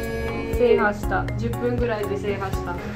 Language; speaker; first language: Japanese; native; Japanese